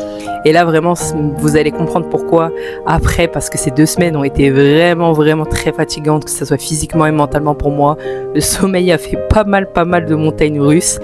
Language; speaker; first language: French; native; French